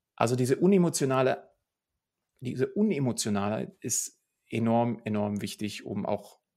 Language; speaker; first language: German; native; German